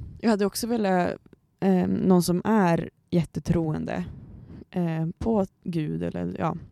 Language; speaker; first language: Swedish; native; Swedish